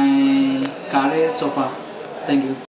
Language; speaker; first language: English; non-native, learner; Indonesian